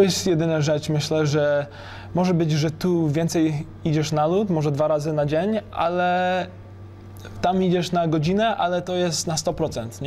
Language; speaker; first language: Polish; early bilingual, heritage; English